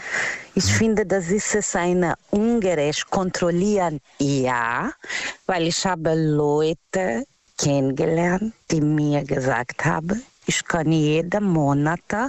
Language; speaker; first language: German; non-native, learner; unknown